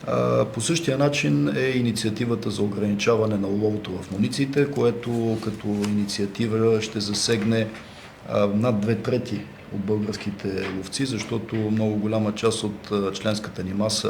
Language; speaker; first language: Bulgarian; native; Bulgarian